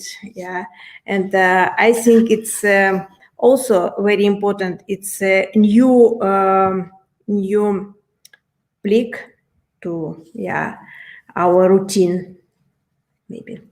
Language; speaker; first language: English; non-native, learner; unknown